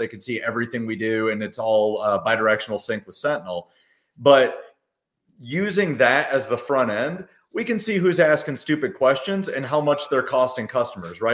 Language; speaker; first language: English; native; English